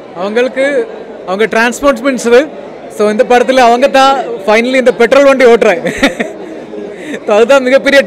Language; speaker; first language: Tamil; non-native, learner; Malayalam